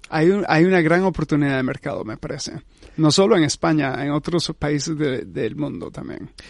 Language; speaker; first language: Spanish; early bilingual, heritage; Spanish